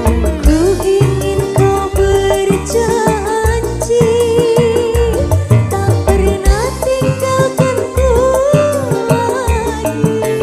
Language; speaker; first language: Indonesian; native; Indonesian